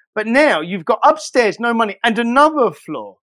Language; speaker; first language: English; native; English